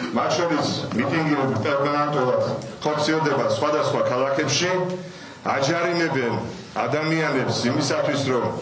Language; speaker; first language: Georgian; native; Georgian